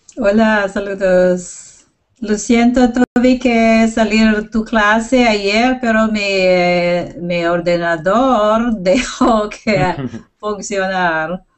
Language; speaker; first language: Spanish; non-native, learner; English